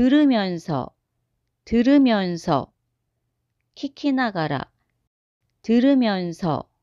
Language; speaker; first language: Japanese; non-native, fluent; Korean